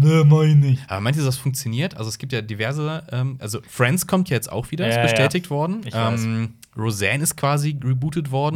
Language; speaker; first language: German; native; German